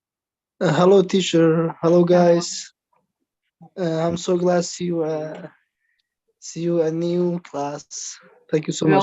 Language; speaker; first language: English; non-native, learner; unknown